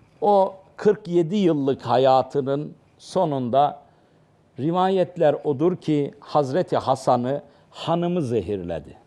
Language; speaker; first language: Turkish; native; Turkish